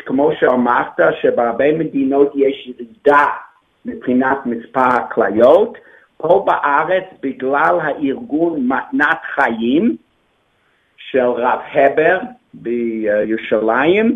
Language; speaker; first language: Hebrew; non-native, fluent; English